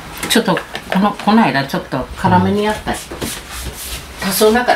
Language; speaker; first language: Japanese; native; Japanese